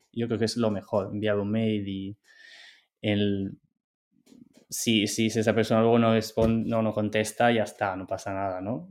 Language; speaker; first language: Spanish; non-native, fluent; Italian